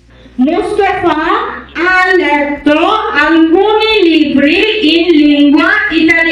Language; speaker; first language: Italian; non-native, fluent; Bangla